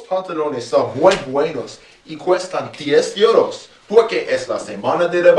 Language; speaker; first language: Spanish; non-native, learner; English